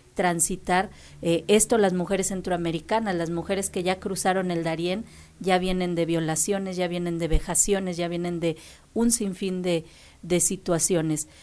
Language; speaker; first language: Spanish; native; Spanish